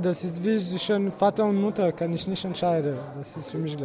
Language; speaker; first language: German; non-native, learner; French